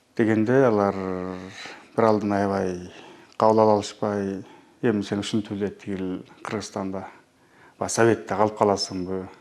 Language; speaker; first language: Kyrgyz; early bilingual, heritage; Kyrgyz